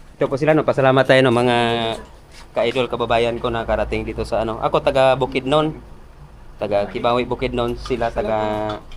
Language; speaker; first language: Filipino; non-native, local second language; Cebuano